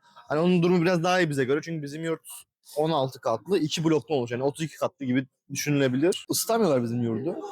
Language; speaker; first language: Turkish; native; Turkish